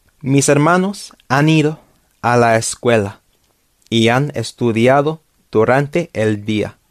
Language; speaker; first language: Spanish; non-native, fluent; English